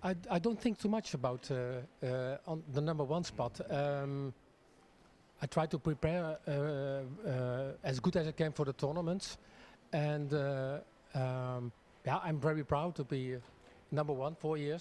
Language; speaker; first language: English; non-native, fluent; Dutch